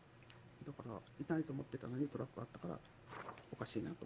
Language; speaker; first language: Japanese; native; Japanese